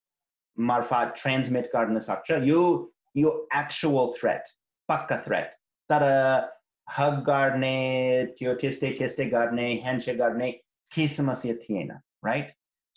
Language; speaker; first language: Nepali; non-native, fluent; English